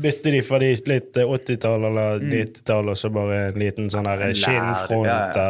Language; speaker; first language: Norwegian; native; Norwegian